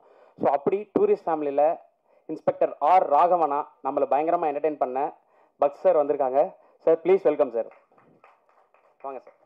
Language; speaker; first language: Tamil; native; Tamil